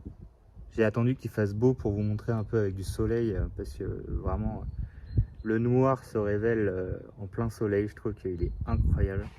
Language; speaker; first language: French; native; French